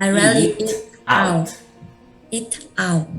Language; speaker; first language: English; non-native, learner; Vietnamese